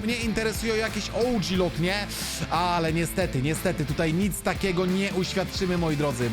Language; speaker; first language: Polish; native; Polish